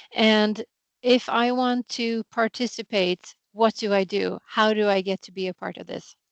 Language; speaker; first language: English; non-native, fluent; Swedish